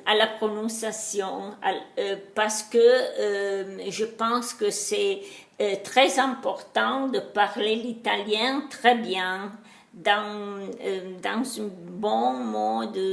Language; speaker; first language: French; non-native, learner; Italian